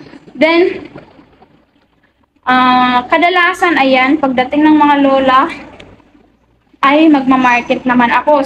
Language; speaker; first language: Filipino; native; Filipino